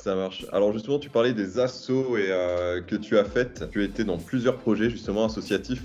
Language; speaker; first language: French; native; French